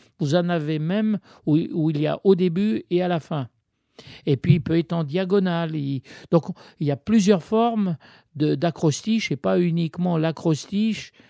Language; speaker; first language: French; early bilingual, other home language; Arabic